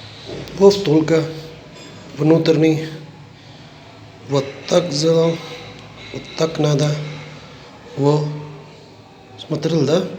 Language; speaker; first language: Russian; non-native, learner; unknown